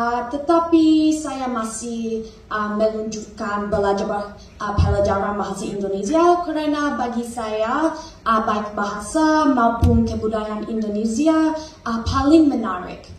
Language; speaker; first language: Indonesian; non-native, learner; English